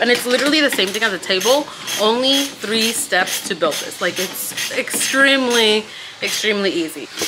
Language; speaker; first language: English; early bilingual, other home language; Spanish